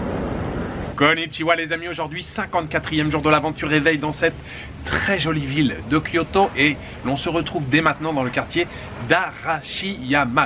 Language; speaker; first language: French; native; French